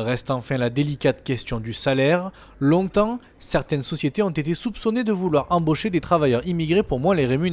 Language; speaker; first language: French; native; French